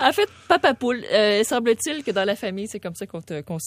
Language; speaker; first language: French; native; French